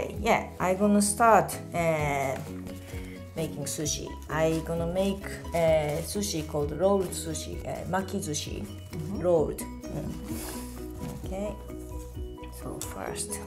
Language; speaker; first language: English; non-native, learner; Japanese